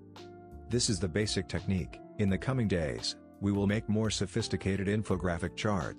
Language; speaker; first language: English; non-native, fluent; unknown